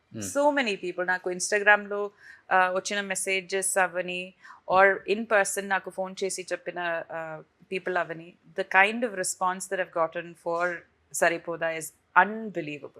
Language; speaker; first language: Telugu; non-native, fluent; Tamil